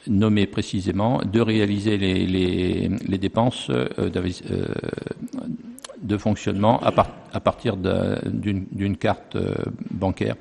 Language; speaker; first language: French; native; French